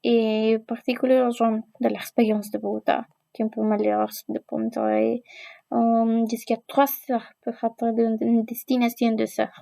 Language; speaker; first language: French; non-native, learner; Spanish